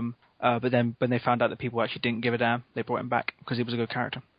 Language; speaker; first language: English; native; English